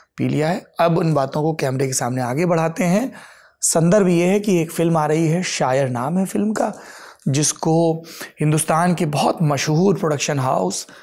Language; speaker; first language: Hindi; native; Hindi